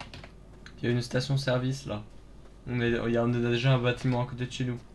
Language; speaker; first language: French; native; French